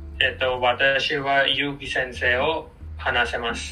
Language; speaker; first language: Japanese; non-native, learner; English